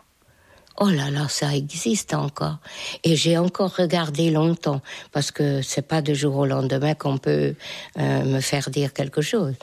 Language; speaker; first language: French; non-native, fluent; Hungarian